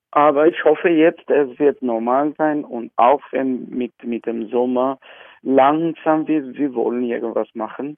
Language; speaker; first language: German; non-native, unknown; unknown